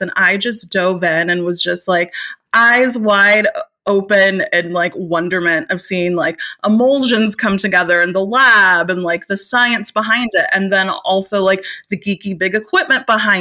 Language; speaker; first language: English; native; English